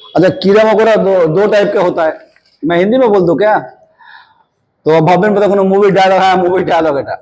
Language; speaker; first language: Hindi; non-native, local second language; Bangla